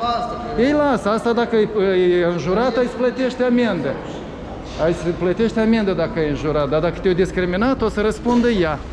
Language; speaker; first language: Romanian; native; Romanian